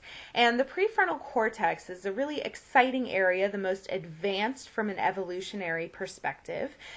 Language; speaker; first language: English; native; English